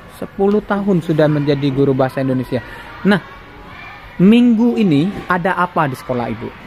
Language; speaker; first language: Indonesian; native; Indonesian